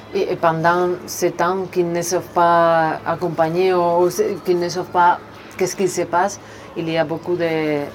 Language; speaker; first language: French; non-native, learner; Spanish